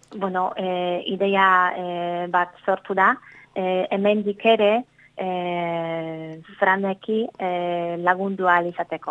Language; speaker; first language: Basque; non-native, learner; Polish